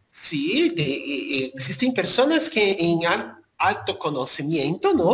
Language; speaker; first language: Portuguese; non-native, fluent; Spanish